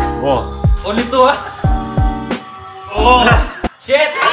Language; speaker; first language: English; non-native, local second language; Filipino